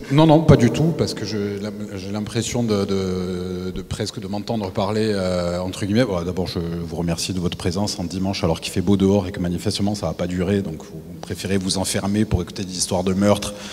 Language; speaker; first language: French; native; French